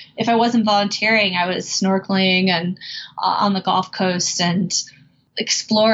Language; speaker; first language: English; native; English